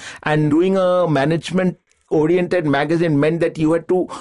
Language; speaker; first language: English; non-native, local second language; Bangla